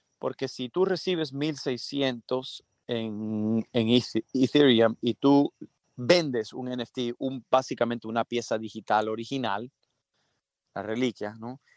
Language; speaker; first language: Spanish; early bilingual, heritage; Spanish